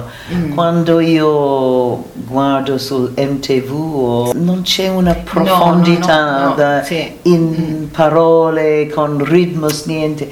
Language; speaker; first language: Italian; non-native, learner; English